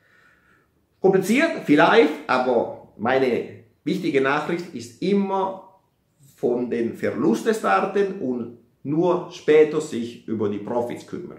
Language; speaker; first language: German; non-native, fluent; Italian